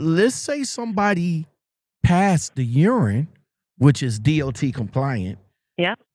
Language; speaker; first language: English; native; English